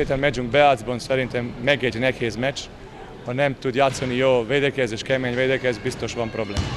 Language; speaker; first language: Hungarian; non-native, learner; Serbian